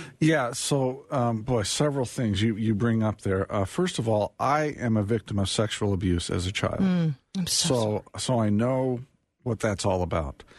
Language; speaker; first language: English; native; English